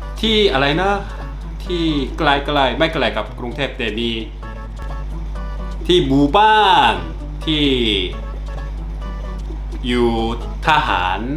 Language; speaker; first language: Thai; non-native, learner; Korean